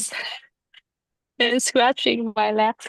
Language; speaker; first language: English; non-native, learner; Vietnamese